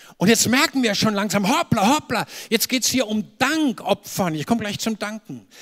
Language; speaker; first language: German; native; German